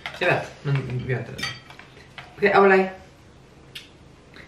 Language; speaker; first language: Thai; early bilingual, heritage; Thai